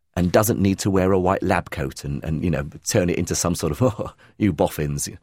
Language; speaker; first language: English; early bilingual, other home language; Arabic